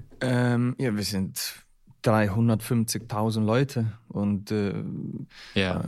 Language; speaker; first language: German; non-native, learner; Icelandic